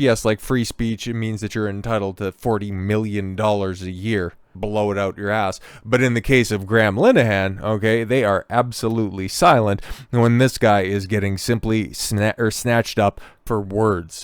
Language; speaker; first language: English; native; English